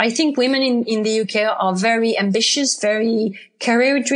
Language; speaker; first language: English; non-native, fluent; French